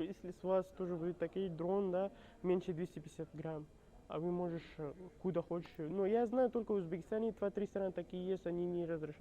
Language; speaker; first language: Russian; non-native, learner; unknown